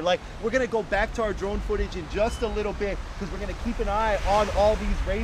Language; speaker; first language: English; native; English